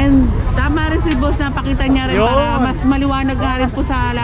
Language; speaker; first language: Filipino; native; Filipino